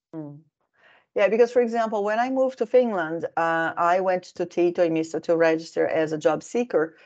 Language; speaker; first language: English; non-native, fluent; Portuguese